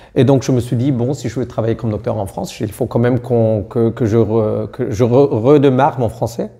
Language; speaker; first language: French; non-native, fluent; German